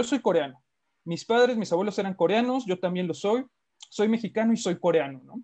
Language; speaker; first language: Spanish; native; Spanish